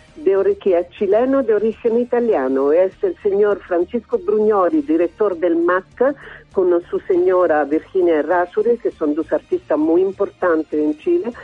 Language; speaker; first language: Spanish; non-native, learner; Italian